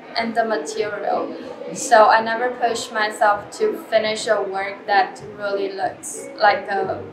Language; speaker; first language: English; non-native, fluent; Chinese